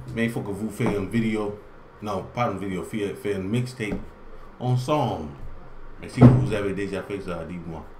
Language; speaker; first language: French; non-native, learner; English